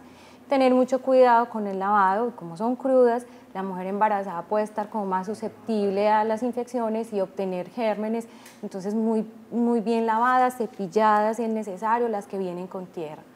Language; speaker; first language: Spanish; native; Spanish